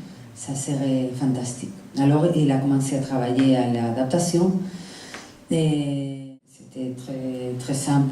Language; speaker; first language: French; non-native, fluent; Spanish